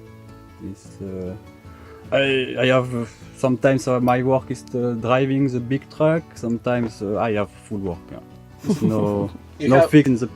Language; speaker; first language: English; non-native, learner; French